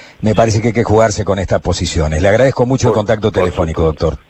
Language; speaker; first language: Spanish; native; Spanish